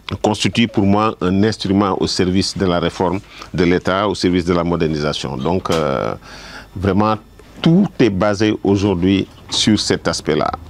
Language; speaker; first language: French; non-native, local second language; Wolof